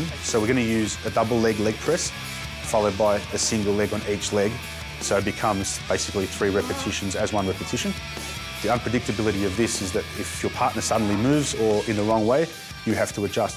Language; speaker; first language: English; native; English